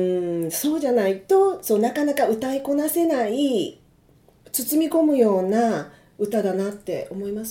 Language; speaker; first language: Japanese; native; Japanese